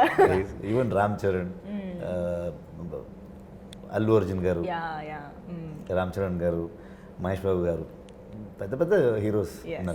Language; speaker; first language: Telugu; non-native, learner; Kannada